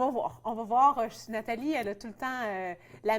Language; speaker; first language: French; native; French